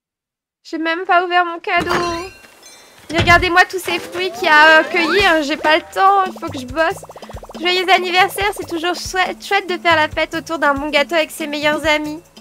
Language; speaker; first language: French; native; French